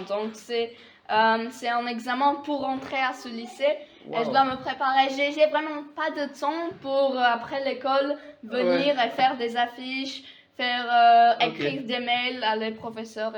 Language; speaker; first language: French; non-native, fluent; Polish